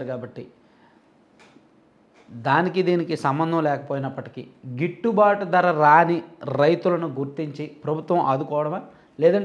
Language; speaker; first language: Telugu; native; Telugu